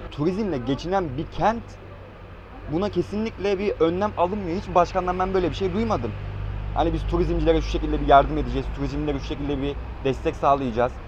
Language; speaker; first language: Turkish; native; Turkish